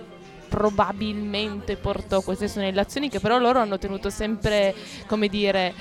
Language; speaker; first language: Italian; native; Italian